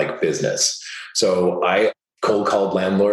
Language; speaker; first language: English; native; English